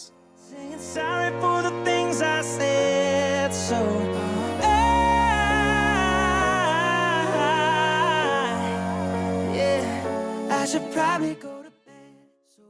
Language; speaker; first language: English; non-native, local second language; Chinese